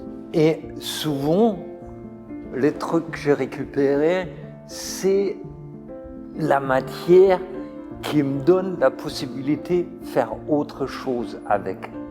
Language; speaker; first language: French; non-native, fluent; German